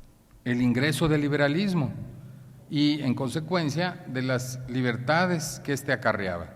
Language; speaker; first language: Spanish; native; Spanish